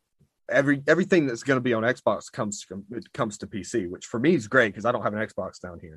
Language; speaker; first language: English; native; English